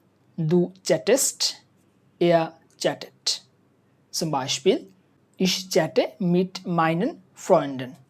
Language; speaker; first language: German; non-native, fluent; Bangla